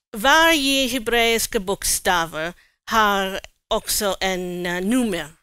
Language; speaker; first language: Swedish; non-native, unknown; English